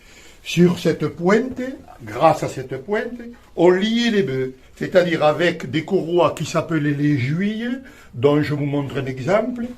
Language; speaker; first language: French; native; French